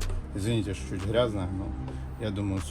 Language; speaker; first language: Russian; native; Russian